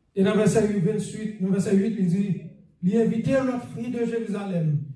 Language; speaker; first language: French; non-native, learner; English